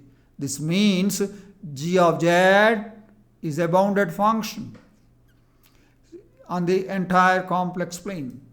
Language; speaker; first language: English; non-native, local second language; Telugu